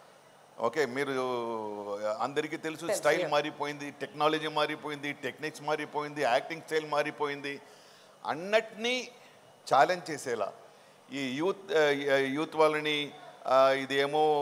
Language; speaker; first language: Telugu; non-native, fluent; Tamil